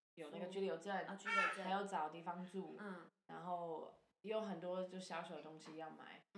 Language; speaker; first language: Chinese; non-native, fluent; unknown